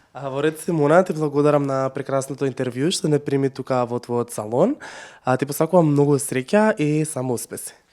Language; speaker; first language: Macedonian; native; Macedonian